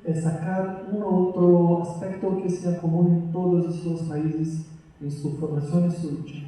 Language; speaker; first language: Spanish; non-native, fluent; Portuguese